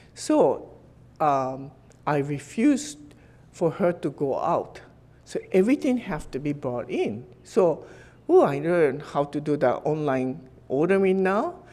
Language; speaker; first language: English; non-native, fluent; Japanese